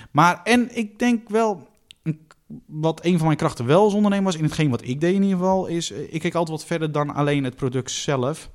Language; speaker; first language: Dutch; native; Dutch